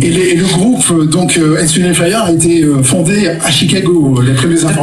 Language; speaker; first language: French; native; French